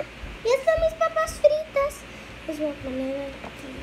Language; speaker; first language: Spanish; early bilingual, heritage; Spanish